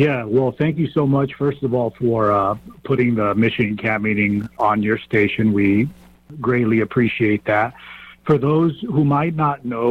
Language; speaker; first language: English; non-native, local second language; Spanish